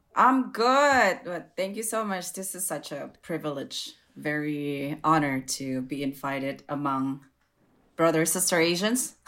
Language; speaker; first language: English; non-native, fluent; Indonesian